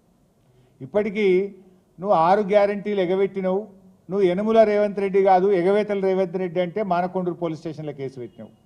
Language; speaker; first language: Telugu; native; Telugu